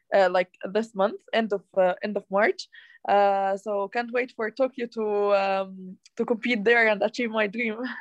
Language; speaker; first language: English; non-native, fluent; Arabic